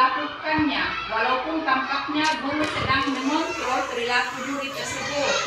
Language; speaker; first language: Indonesian; native; Indonesian